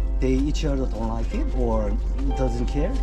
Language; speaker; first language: English; non-native, learner; Korean